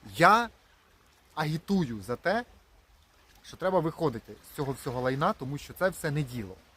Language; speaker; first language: Ukrainian; non-native, local second language; Russian